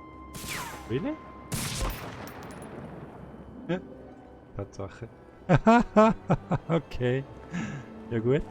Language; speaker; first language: German; native; German